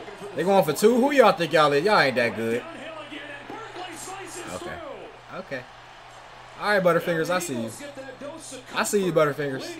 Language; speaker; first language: English; native; English